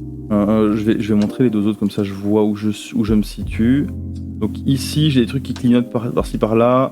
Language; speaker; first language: French; native; French